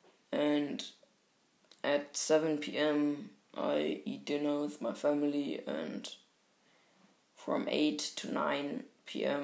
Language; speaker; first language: English; non-native, fluent; German